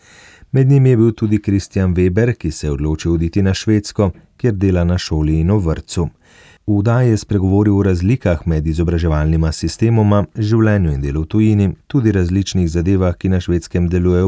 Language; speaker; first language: Slovenian; native; Slovenian